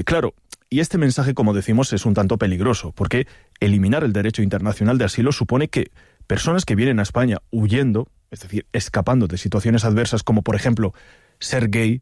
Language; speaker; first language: Spanish; native; Spanish